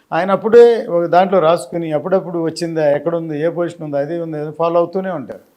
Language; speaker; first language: Telugu; native; Telugu